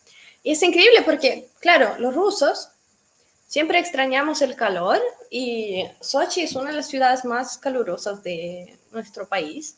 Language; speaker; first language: Spanish; non-native, fluent; Russian